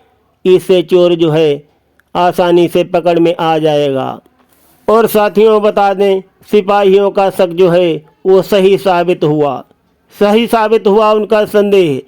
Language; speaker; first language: Hindi; native; Hindi